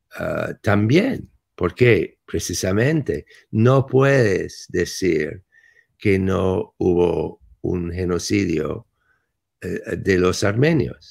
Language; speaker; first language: Spanish; non-native, fluent; English